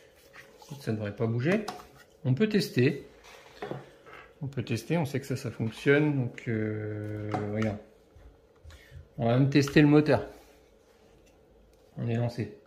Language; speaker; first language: French; native; French